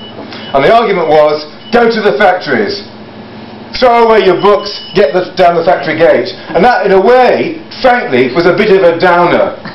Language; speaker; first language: English; native; English